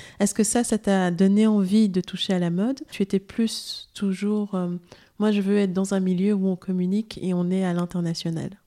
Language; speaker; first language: French; native; French